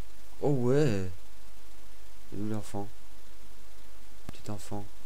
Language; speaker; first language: French; native; French